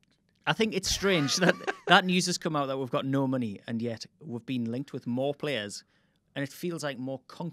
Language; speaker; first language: English; native; English